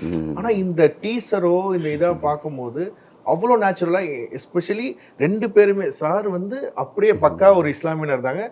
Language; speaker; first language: Tamil; native; Tamil